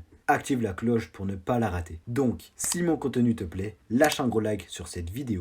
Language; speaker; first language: French; native; French